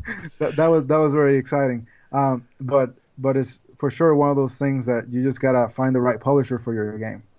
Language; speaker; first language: English; non-native, fluent; Spanish